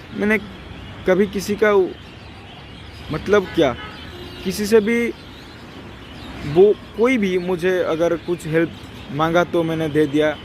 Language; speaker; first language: Hindi; non-native, local second language; Odia